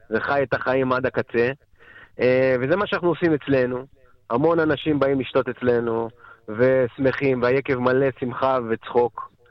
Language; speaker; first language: Hebrew; native; Hebrew